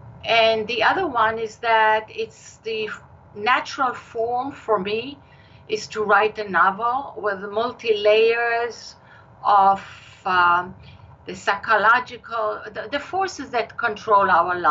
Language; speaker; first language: English; non-native, fluent; Hebrew